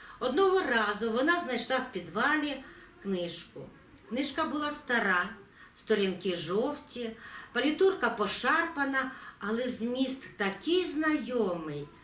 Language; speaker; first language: Ukrainian; native; Ukrainian